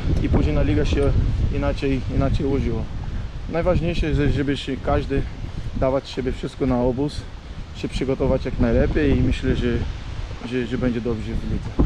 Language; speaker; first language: Polish; non-native, fluent; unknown